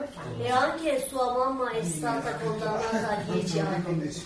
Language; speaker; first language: Italian; non-native, learner; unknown